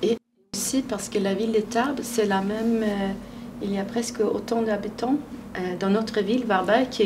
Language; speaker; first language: French; non-native, fluent; Swedish